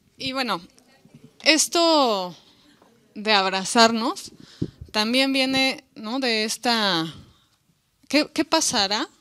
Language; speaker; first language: Spanish; native; Spanish